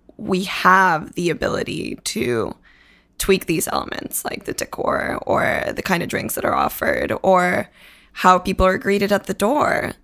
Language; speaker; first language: English; early bilingual, other home language; Spanish